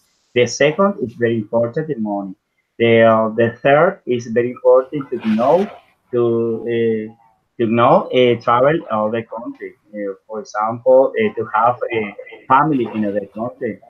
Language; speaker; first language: English; non-native, learner; Spanish